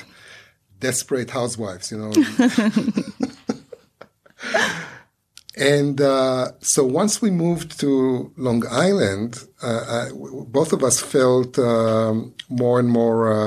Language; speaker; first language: English; non-native, fluent; Hebrew